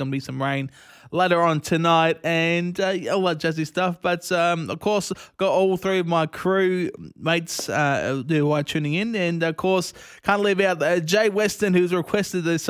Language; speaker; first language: English; native; English